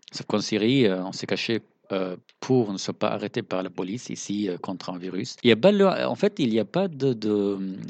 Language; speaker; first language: French; non-native, fluent; Arabic